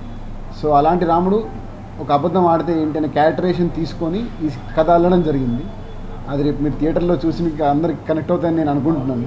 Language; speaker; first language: Telugu; native; Telugu